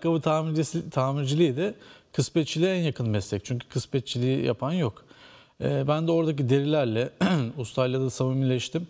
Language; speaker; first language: Turkish; native; Turkish